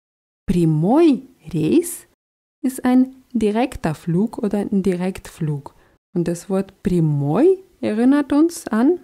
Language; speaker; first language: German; non-native, fluent; Russian